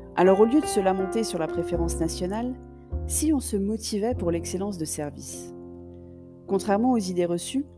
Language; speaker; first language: French; native; French